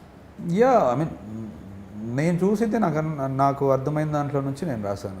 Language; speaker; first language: Telugu; native; Telugu